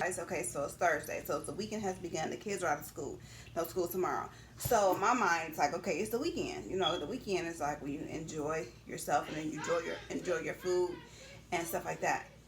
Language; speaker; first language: English; native; English